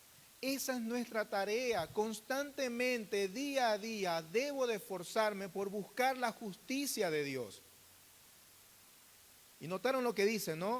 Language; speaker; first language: Spanish; native; Spanish